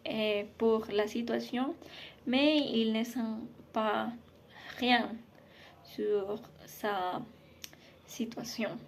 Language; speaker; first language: French; non-native, learner; Spanish